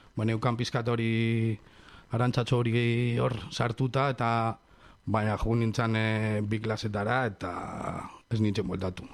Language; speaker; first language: Basque; non-native, local second language; Spanish